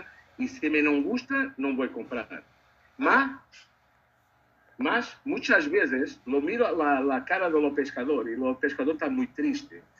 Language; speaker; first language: Spanish; non-native, learner; Portuguese